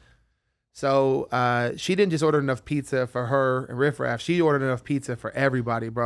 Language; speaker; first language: English; native; English